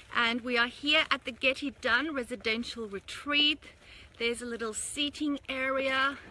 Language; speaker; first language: English; native; English